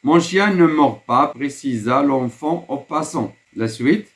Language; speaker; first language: French; non-native, local second language; Arabic